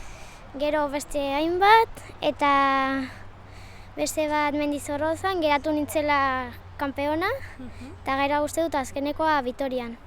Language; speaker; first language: Basque; non-native, local second language; Spanish